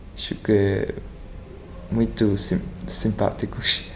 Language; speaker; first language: Portuguese; non-native, learner; Korean